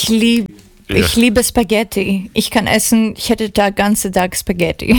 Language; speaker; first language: German; non-native, learner; Greek